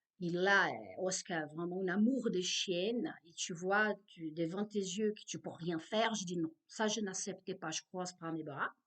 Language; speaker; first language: French; non-native, fluent; Portuguese